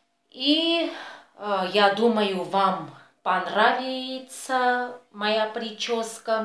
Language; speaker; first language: Russian; non-native, fluent; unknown